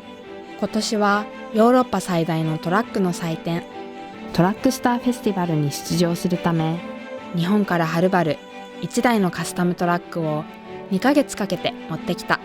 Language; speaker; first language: Japanese; native; Japanese